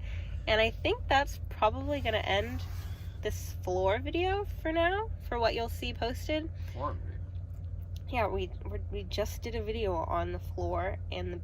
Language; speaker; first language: English; native; English